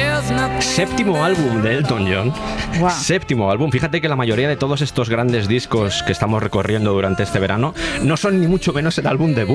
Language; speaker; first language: Spanish; native; Spanish